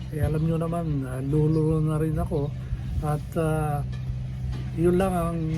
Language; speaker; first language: Filipino; native; Filipino